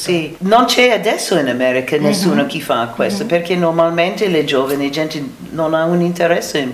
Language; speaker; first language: Italian; non-native, learner; English